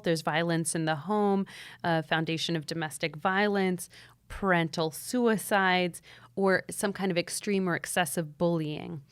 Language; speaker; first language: English; native; English